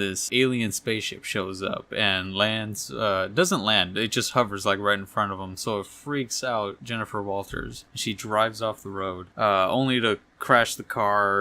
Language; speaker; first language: English; native; English